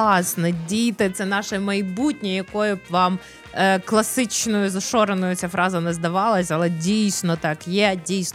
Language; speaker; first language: Ukrainian; native; Ukrainian